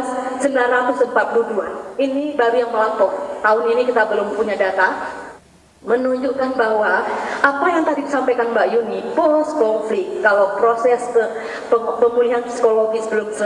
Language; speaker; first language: Indonesian; native; Indonesian